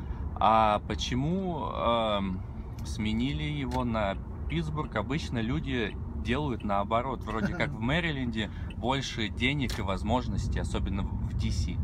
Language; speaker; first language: Russian; native; Russian